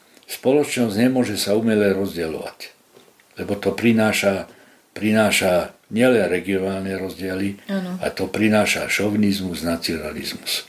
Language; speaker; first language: Slovak; non-native, local second language; Hungarian